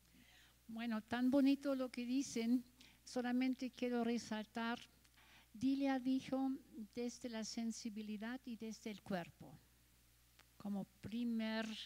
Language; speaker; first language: Spanish; non-native, fluent; German